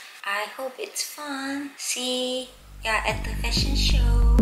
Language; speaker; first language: English; non-native, learner; Korean